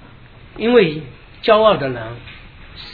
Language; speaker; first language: Chinese; native; Chinese